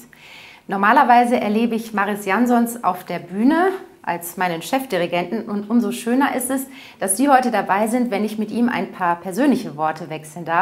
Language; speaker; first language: German; native; German